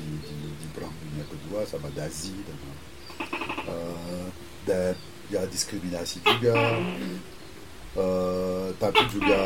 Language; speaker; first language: Indonesian; non-native, fluent; French